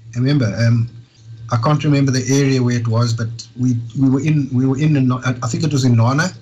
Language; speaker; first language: English; native; English